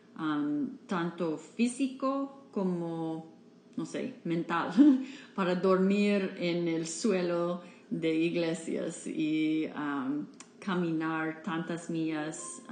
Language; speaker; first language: Spanish; non-native, fluent; English